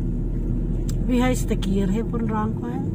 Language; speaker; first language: German; non-native, learner; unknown